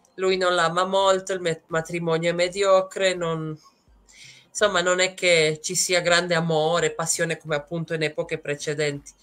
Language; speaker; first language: Italian; native; Italian